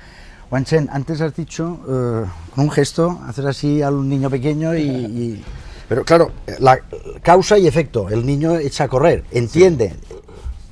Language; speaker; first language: Spanish; native; Spanish